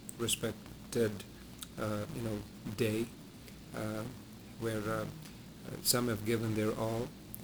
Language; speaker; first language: English; non-native, local second language; Punjabi